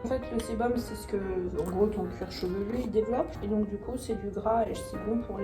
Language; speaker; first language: French; native; French